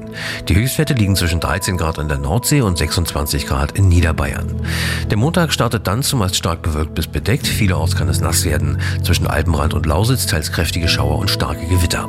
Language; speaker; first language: German; native; German